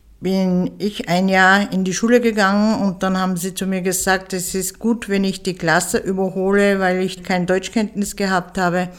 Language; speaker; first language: German; early bilingual, other home language; Turkish